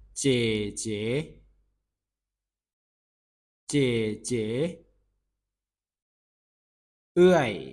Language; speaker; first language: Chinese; non-native, fluent; Lao